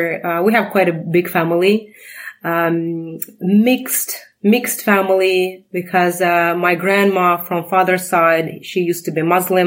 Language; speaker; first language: English; non-native, fluent; Russian